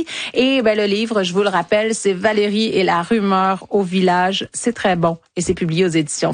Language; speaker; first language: French; native; French